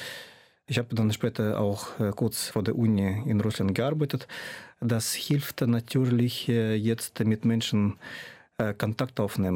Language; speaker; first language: German; non-native, fluent; Russian